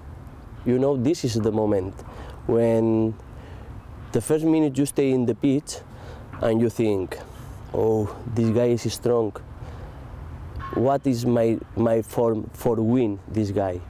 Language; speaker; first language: English; non-native, learner; Spanish